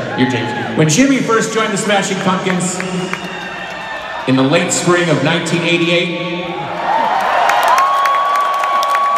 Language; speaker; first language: English; native; English